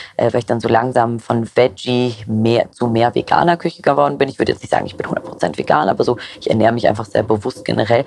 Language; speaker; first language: German; early bilingual, other home language; Greek